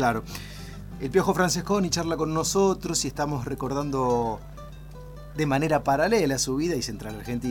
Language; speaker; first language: Spanish; native; Spanish